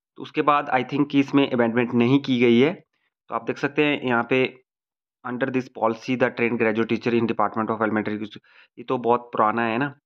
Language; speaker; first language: Hindi; native; Hindi